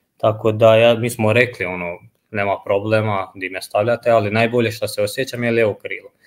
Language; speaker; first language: Croatian; non-native, fluent; Albanian